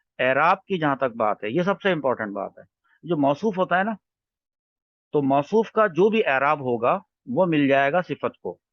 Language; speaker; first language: Urdu; native; Urdu